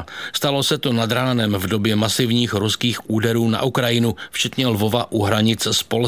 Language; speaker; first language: Czech; native; Czech